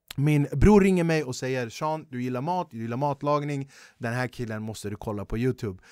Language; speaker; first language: Swedish; early bilingual, other home language; Kurdish